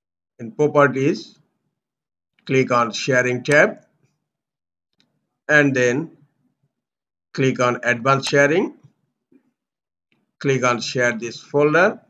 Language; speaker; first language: English; non-native, local second language; Bangla